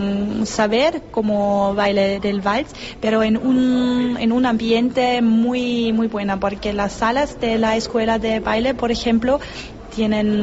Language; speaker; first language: Spanish; non-native, learner; German